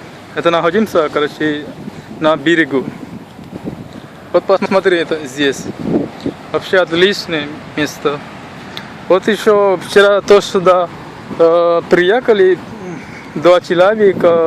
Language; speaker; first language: Russian; non-native, learner; Sinhala